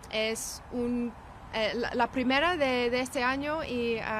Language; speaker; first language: Spanish; non-native, learner; English